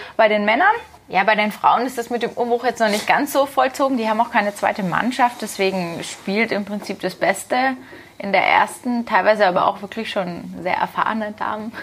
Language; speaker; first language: German; native; German